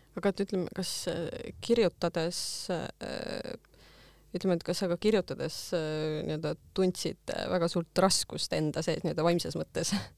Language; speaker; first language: Estonian; native; Estonian